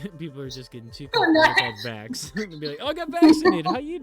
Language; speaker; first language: English; native; English